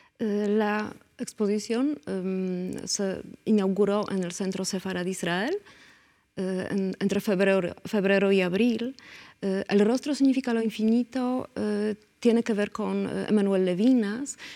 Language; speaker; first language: Spanish; non-native, fluent; Polish